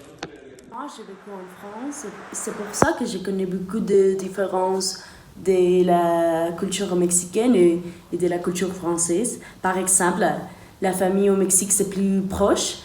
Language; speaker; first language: French; non-native, fluent; Spanish